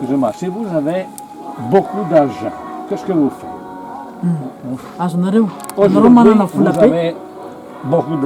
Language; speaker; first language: French; non-native, learner; Italian